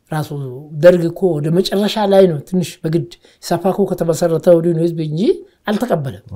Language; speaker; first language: Amharic; non-native, local second language; Oromo